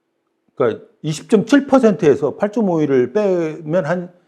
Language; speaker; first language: Korean; native; Korean